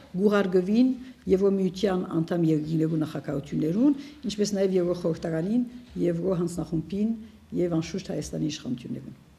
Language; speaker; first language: Armenian; early bilingual, heritage; Armenian